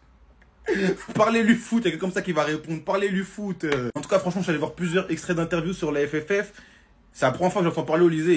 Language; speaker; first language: French; native; French